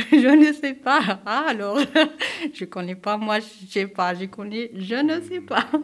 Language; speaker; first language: French; non-native, local second language; Kabyle